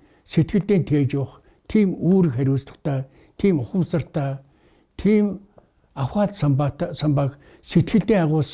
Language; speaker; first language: Mongolian; native; Mongolian